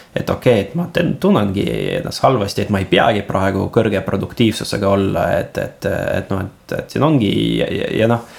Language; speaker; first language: Estonian; non-native, local second language; Russian